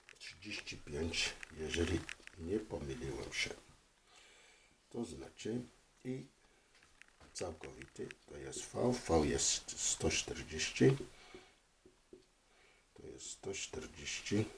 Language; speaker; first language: Polish; non-native, fluent; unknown